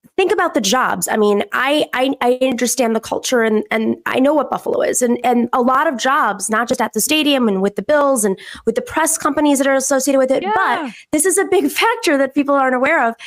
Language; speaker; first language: English; native; English